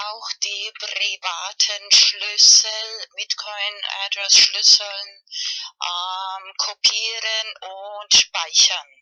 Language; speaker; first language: German; non-native, learner; Spanish